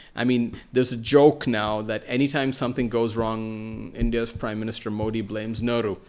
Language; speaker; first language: English; non-native, local second language; Malayalam